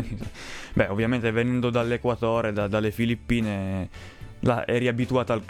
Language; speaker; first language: Italian; native; Italian